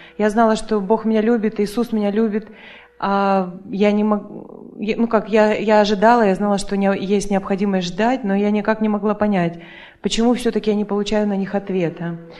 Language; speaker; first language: Russian; native; Russian